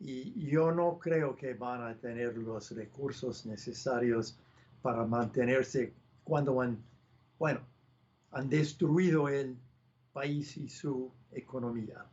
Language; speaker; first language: Spanish; non-native, fluent; English